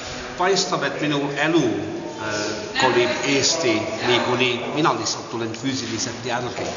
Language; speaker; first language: Estonian; early bilingual, heritage; English